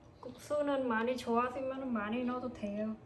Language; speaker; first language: Korean; non-native, learner; Khmer